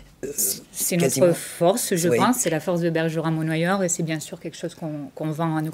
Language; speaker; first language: French; native; French